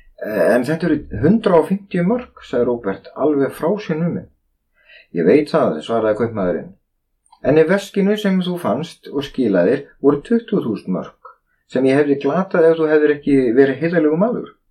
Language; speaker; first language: Icelandic; native; Icelandic